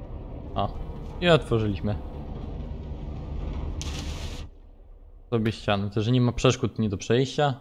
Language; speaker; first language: Polish; native; Polish